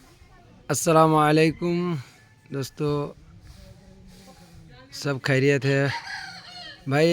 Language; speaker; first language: Hindi; non-native, local second language; Bangla